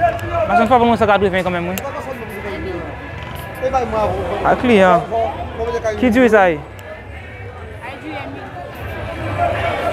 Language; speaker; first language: English; non-native, fluent; Haitian Creole